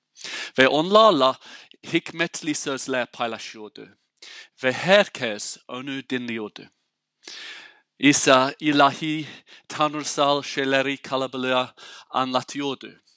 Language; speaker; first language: Turkish; non-native, fluent; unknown